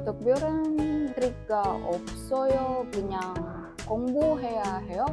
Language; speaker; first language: Korean; non-native, learner; Indonesian